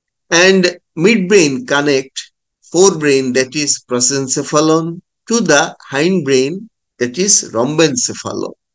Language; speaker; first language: English; non-native, local second language; Bangla